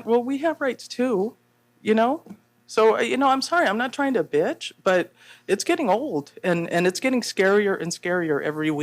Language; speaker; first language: English; native; English